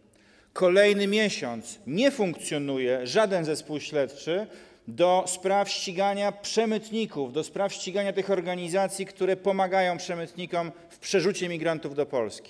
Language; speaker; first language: Polish; native; Polish